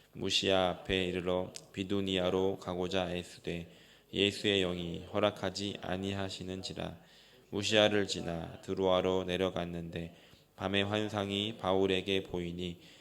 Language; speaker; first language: Korean; native; Korean